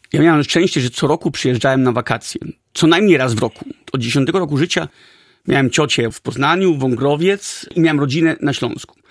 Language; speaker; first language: Polish; early bilingual, heritage; Polish